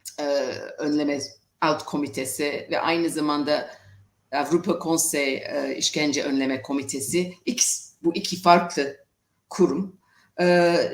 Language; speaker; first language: Turkish; non-native, fluent; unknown